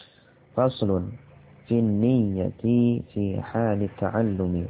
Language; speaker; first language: Arabic; non-native, fluent; Indonesian